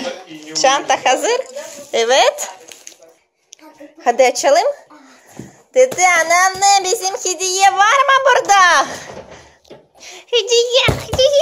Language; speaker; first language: Turkish; non-native, learner; Russian